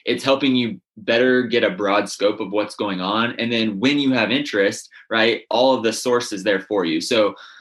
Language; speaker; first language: English; native; English